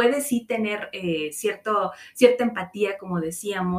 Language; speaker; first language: Spanish; native; Spanish